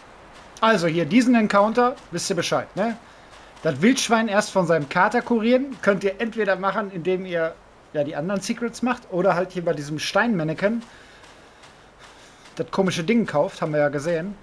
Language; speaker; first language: German; native; German